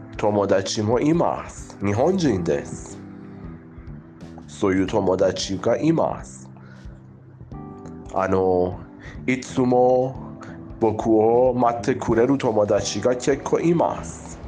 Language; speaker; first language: Japanese; non-native, fluent; Persian